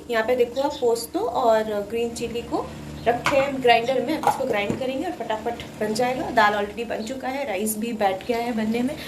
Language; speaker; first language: Hindi; non-native, local second language; Bangla